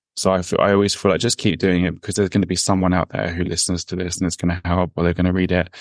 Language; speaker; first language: English; native; English